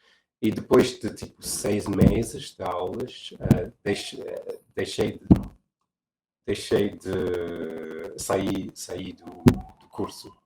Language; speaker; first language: Portuguese; non-native, fluent; English